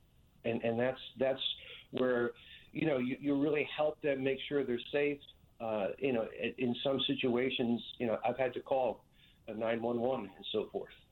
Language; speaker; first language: English; native; English